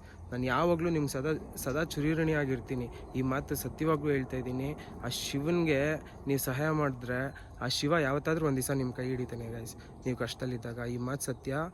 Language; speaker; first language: Kannada; native; Kannada